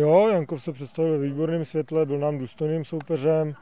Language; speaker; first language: Czech; native; Czech